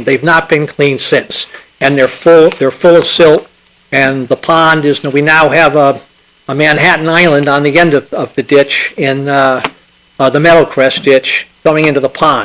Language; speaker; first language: English; native; English